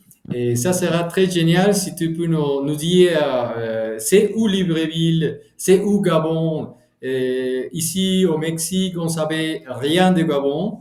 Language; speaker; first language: French; non-native, fluent; Spanish